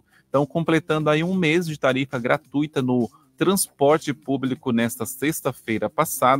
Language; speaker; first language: Portuguese; native; Portuguese